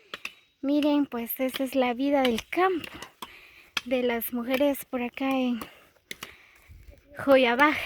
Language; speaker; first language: Spanish; native; Spanish